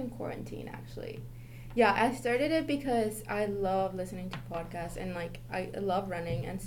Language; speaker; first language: English; non-native, fluent; Spanish